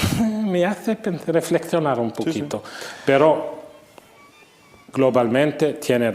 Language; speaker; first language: Spanish; non-native, fluent; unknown